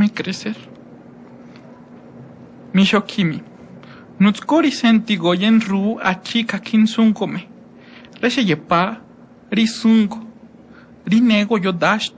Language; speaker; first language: Spanish; native; Spanish